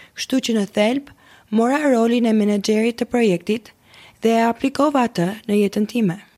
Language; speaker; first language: Albanian; early bilingual, heritage; Albanian